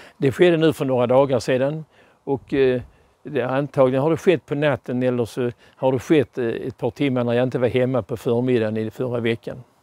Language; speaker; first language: Swedish; native; Swedish